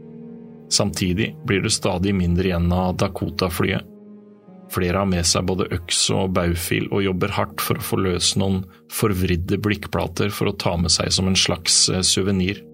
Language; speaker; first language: Norwegian; native; Norwegian